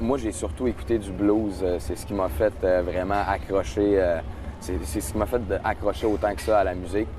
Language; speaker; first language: French; native; French